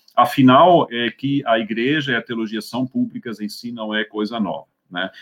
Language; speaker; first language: Portuguese; non-native, fluent; Swiss German